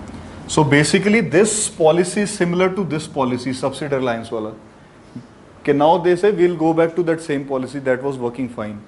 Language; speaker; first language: English; non-native, local second language; Hindi